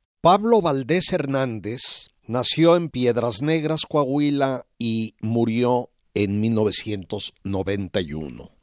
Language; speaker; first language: Spanish; native; Spanish